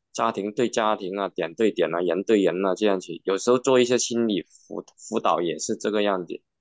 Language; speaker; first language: Chinese; native; Chinese